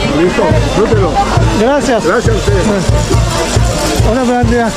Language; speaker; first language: Spanish; non-native, learner; Turkish